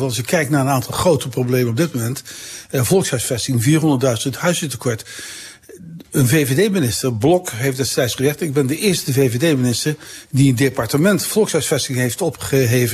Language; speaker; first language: Dutch; native; Dutch